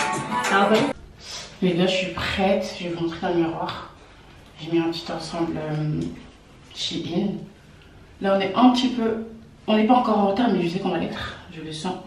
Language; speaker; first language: French; native; French